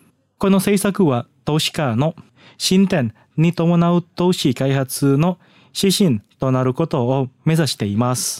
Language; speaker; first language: Japanese; non-native, fluent; Indonesian